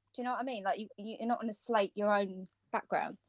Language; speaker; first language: English; non-native, fluent; Bulgarian